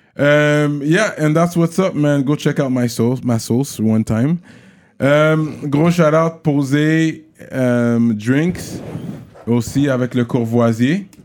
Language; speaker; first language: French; native; French